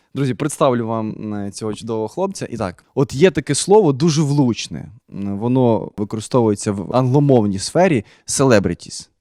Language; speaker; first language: Ukrainian; native; Ukrainian